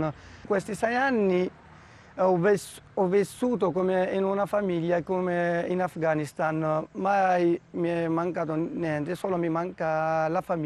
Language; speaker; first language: Italian; non-native, learner; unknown